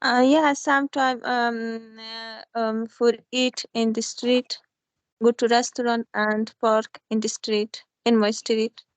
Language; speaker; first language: English; non-native, learner; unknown